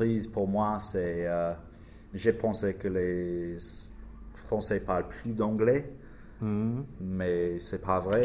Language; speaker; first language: French; non-native, learner; English